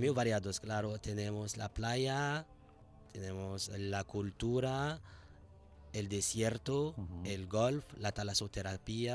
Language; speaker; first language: Spanish; non-native, fluent; Arabic